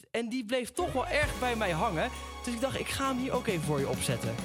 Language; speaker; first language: Dutch; native; Dutch